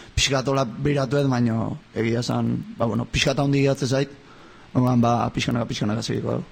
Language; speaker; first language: Basque; native; Basque